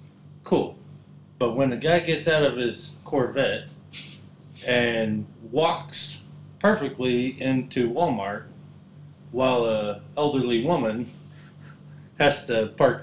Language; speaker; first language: English; native; English